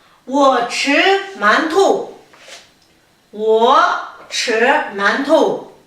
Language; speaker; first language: Chinese; non-native, fluent; Kazakh